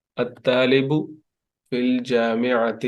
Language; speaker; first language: Arabic; non-native, fluent; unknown